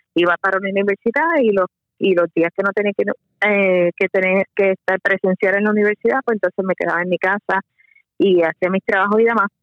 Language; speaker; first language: Spanish; native; Spanish